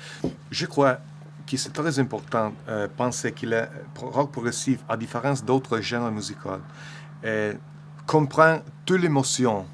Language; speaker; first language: French; non-native, learner; Italian